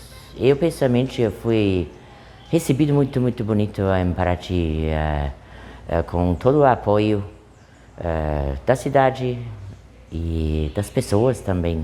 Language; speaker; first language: Portuguese; non-native, fluent; German